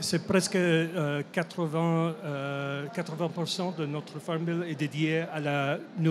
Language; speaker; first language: French; non-native, fluent; English